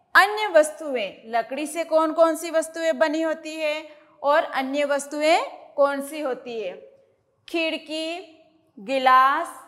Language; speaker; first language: Hindi; native; Hindi